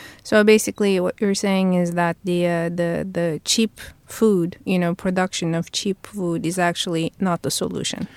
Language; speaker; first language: English; non-native, fluent; Turkish